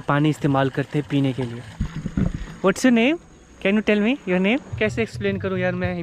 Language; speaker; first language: Hindi; native; Hindi